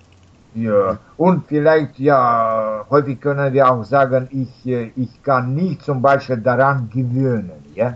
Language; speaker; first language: German; non-native, learner; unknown